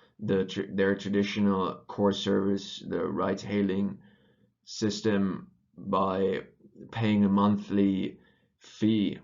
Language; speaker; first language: English; non-native, fluent; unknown